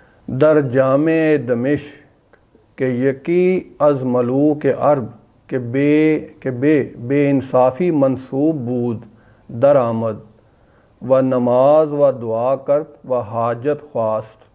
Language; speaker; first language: Persian; non-native, fluent; Urdu